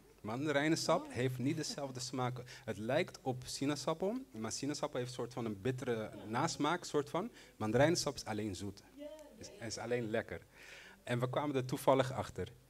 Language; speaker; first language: Dutch; non-native, local second language; Papiamento